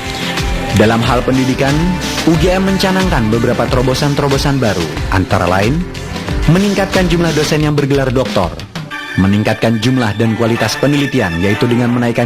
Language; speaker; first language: Indonesian; native; Indonesian